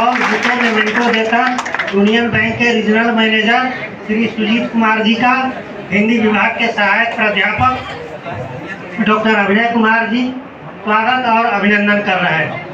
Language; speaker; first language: Hindi; native; Hindi